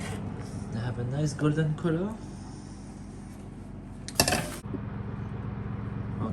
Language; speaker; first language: English; non-native, fluent; French